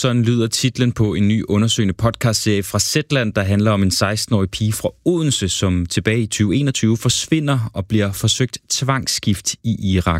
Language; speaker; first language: Danish; native; Danish